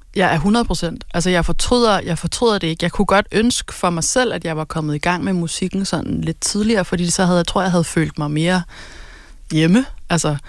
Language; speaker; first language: Danish; native; Danish